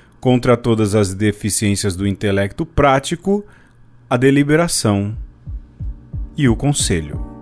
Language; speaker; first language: Portuguese; native; Portuguese